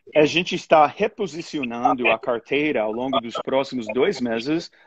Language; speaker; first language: Portuguese; non-native, fluent; English